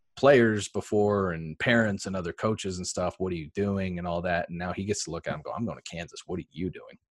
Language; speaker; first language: English; native; English